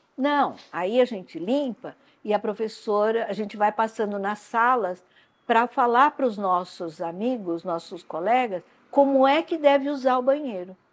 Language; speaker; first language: Portuguese; non-native, local second language; Japanese